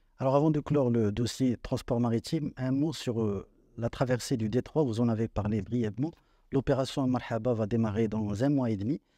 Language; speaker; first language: French; non-native, local second language; Arabic